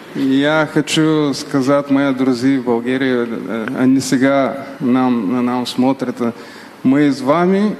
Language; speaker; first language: Russian; non-native, learner; Bulgarian